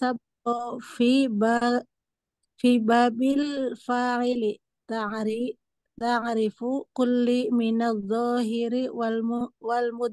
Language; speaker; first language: Arabic; non-native, learner; Indonesian